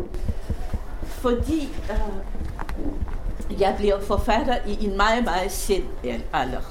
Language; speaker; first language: Danish; non-native, fluent; Russian